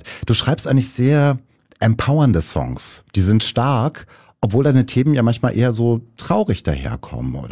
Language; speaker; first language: German; native; German